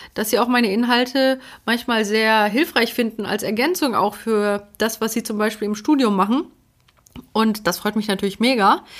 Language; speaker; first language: German; early bilingual, other home language; Polish